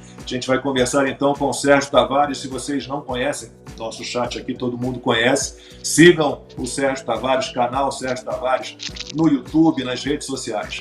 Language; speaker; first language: Portuguese; native; Portuguese